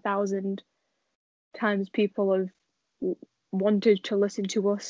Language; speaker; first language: English; native; English